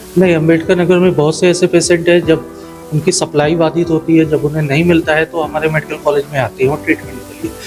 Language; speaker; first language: Hindi; native; Hindi